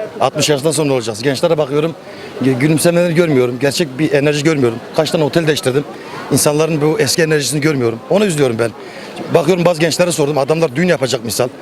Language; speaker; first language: Turkish; native; Turkish